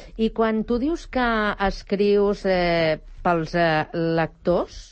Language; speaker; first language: Catalan; native; Catalan